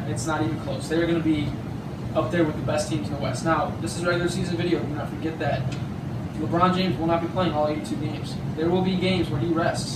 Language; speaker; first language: English; native; English